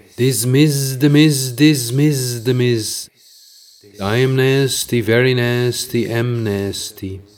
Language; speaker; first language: English; non-native, fluent; Dutch